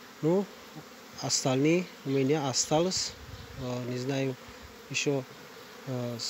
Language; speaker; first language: Russian; non-native, learner; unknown